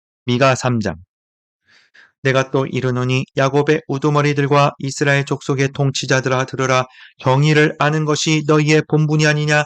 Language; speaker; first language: Korean; native; Korean